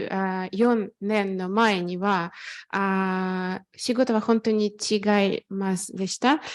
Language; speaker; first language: Japanese; non-native, fluent; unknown